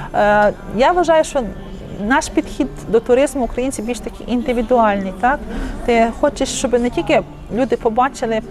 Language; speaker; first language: Ukrainian; native; Ukrainian